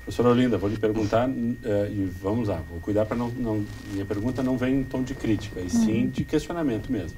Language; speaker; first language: Portuguese; native; Portuguese